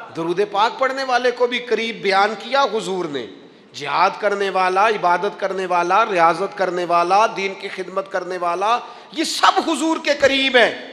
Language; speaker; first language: Urdu; non-native, local second language; Punjabi